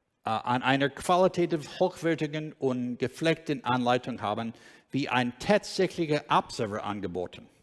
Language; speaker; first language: German; non-native, learner; English